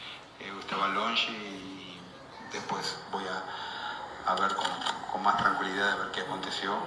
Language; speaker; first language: Portuguese; non-native, fluent; Spanish